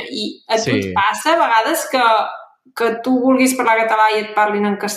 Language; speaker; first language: Catalan; native; Catalan